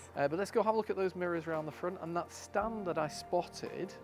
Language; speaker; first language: English; native; English